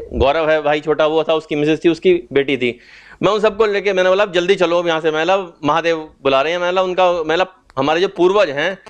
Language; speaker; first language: Hindi; native; Hindi